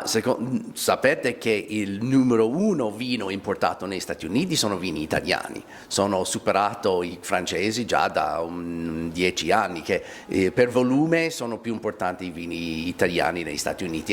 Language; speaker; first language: Italian; non-native, fluent; English